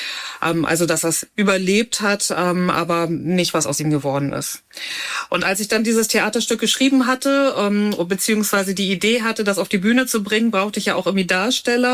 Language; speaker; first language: German; native; German